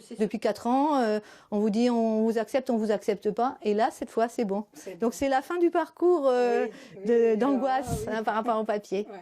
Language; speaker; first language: French; native; French